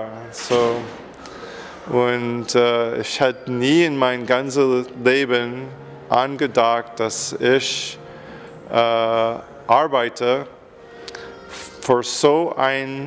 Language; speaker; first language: German; non-native, learner; English